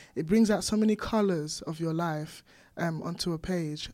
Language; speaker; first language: English; non-native, local second language; Igbo